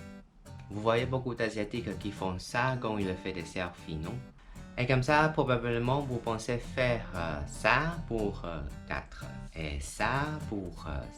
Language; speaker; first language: French; non-native, fluent; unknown